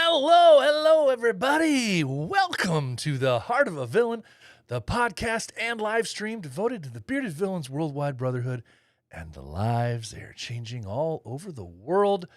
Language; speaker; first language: English; native; English